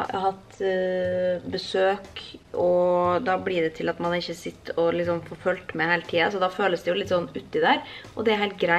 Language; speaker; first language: Norwegian; native; Norwegian